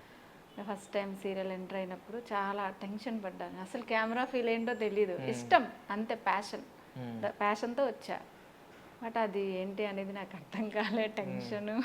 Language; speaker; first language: Telugu; native; Telugu